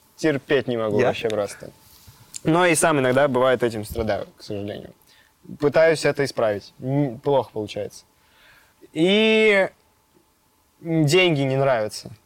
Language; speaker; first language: Russian; native; Russian